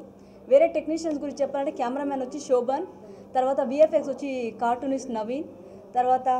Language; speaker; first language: Telugu; non-native, fluent; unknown